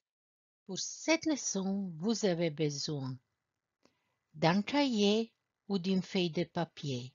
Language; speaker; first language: French; non-native, fluent; Croatian